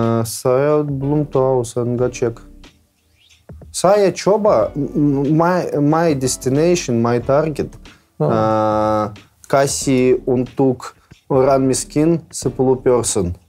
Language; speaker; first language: Indonesian; non-native, learner; Russian